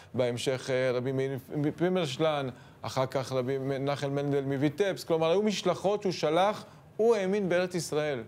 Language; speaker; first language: Hebrew; native; Hebrew